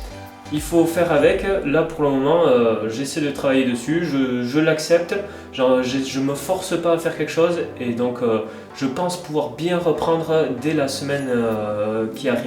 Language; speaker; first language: French; native; French